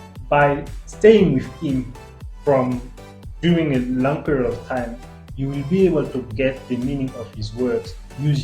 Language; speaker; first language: English; non-native, fluent; French